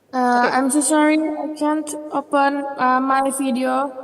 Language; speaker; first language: English; non-native, fluent; Indonesian